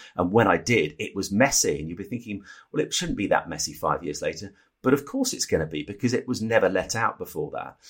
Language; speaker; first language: English; native; English